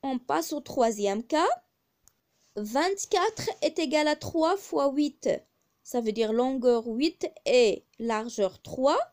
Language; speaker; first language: French; non-native, local second language; Arabic